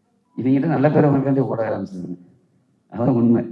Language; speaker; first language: Tamil; native; Tamil